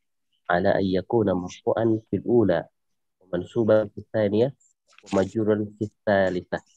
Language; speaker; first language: Arabic; non-native, fluent; Indonesian